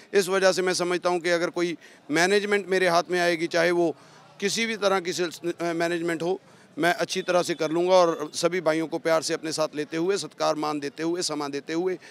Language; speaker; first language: Hindi; non-native, local second language; Punjabi